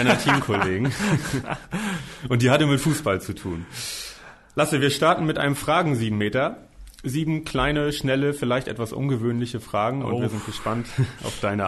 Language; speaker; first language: German; native; German